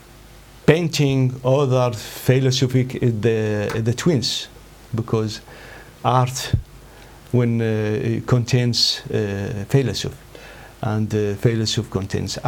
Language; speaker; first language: English; non-native, learner; Arabic